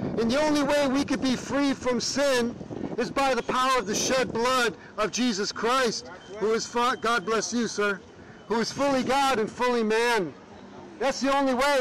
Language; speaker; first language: English; native; English